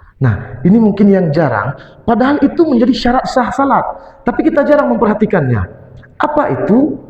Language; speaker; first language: Malay; non-native, local second language; Achinese